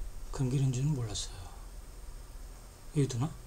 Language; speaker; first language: Korean; native; Korean